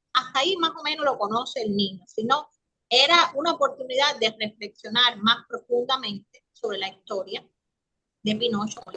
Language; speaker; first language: Spanish; native; Spanish